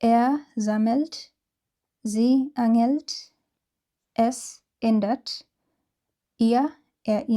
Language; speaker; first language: German; non-native, fluent; English